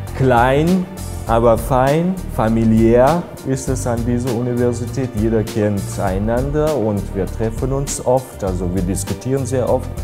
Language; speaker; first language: German; non-native, fluent; Uzbek